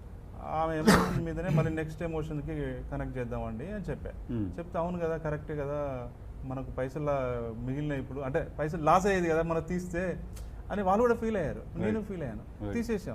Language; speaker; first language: Telugu; native; Telugu